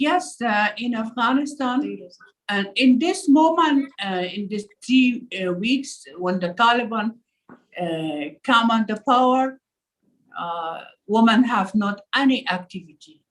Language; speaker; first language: English; non-native, learner; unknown